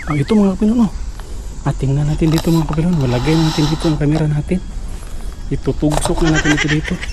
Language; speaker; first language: Filipino; non-native, local second language; Cebuano